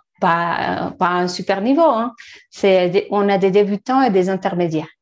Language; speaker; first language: French; non-native, fluent; Spanish